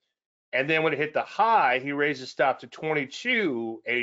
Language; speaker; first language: English; native; English